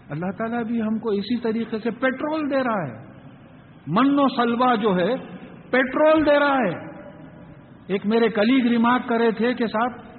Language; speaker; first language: Urdu; native; Urdu